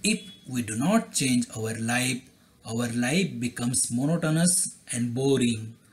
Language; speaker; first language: English; non-native, local second language; Marathi